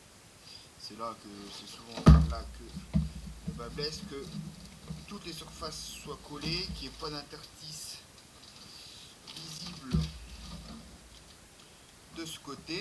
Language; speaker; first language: French; native; French